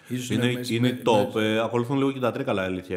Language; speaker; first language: Greek; native; Greek